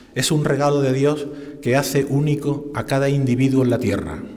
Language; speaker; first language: Spanish; native; Spanish